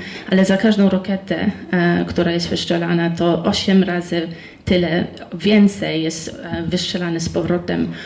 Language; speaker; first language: Polish; non-native, fluent; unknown